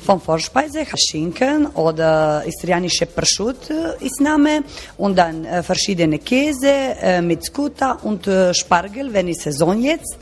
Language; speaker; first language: German; non-native, learner; Croatian